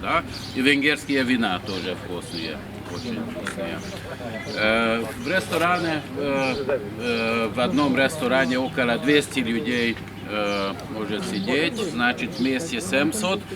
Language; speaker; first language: Russian; non-native, learner; Hungarian